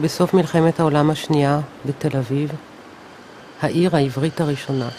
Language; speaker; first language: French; non-native, fluent; Hebrew